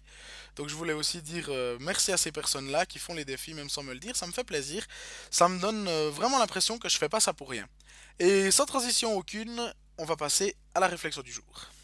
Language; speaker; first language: French; native; French